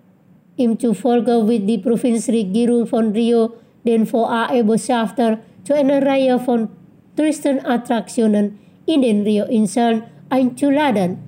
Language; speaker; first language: German; non-native, fluent; Indonesian